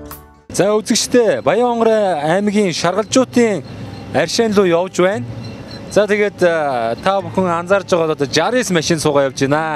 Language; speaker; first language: Mongolian; native; Mongolian